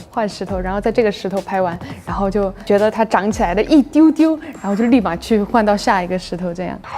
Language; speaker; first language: Chinese; native; Chinese